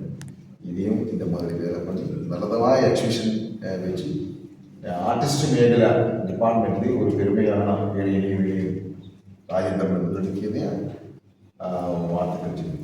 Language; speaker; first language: Tamil; non-native, local second language; Malayalam